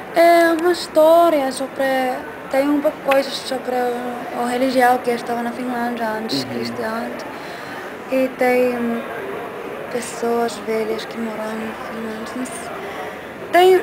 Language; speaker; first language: Portuguese; non-native, learner; Finnish